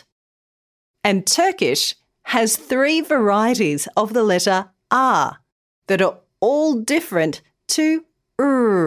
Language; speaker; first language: English; native; English